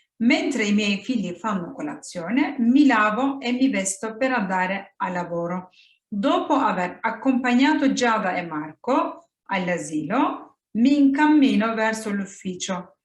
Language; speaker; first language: Italian; non-native, fluent; Turkish